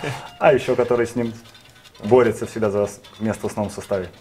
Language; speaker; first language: Russian; non-native, learner; Serbian